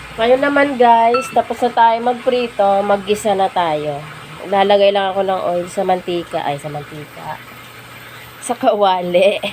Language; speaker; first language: Filipino; non-native, local second language; Cebuano